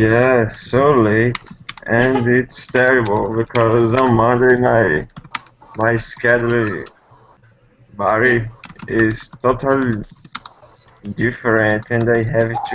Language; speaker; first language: English; non-native, learner; Portuguese